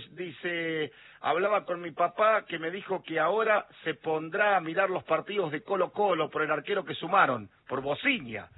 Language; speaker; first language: Spanish; native; Spanish